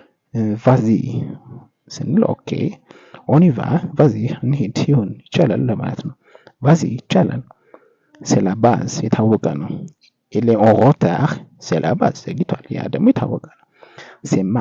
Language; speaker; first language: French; non-native, fluent; Amharic